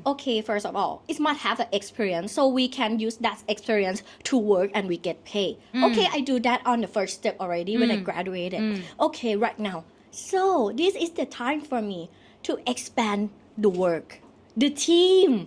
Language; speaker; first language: English; non-native, learner; Thai